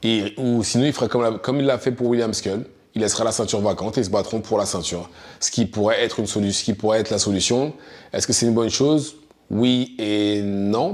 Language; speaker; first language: French; native; French